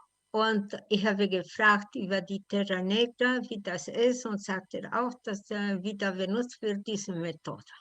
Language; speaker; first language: German; non-native, learner; Spanish